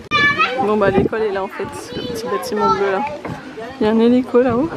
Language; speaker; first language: French; native; French